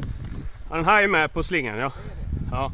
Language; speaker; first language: Swedish; native; Swedish